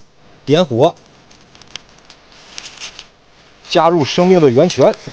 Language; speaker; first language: Chinese; native; Chinese